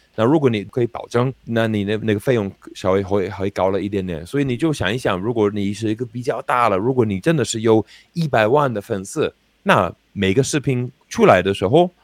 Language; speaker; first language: Chinese; non-native, fluent; English